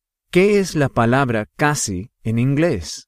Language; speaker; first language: Spanish; non-native, fluent; English